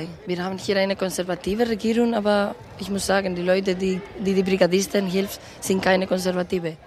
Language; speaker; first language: German; non-native, fluent; Spanish